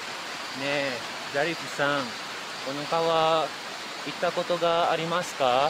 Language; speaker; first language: Japanese; non-native, learner; Malay